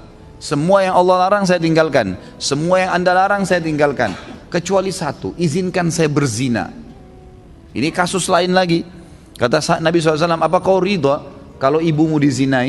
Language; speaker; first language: Indonesian; native; Indonesian